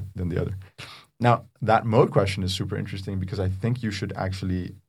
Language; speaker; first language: English; non-native, fluent; Arabic